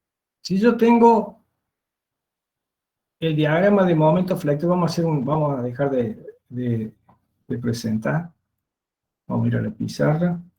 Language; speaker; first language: Spanish; native; Spanish